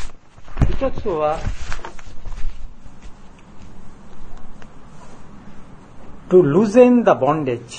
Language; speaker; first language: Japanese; non-native, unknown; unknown